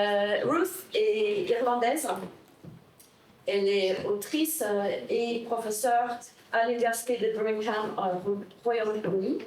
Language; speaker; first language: French; non-native, fluent; English